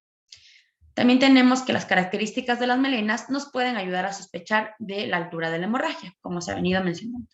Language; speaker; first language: Spanish; native; Spanish